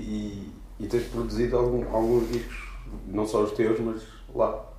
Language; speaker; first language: Portuguese; native; Portuguese